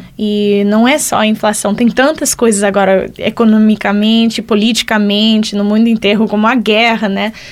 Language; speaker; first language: Portuguese; early bilingual, heritage; Portuguese